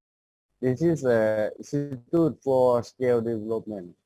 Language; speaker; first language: English; non-native, learner; Khmer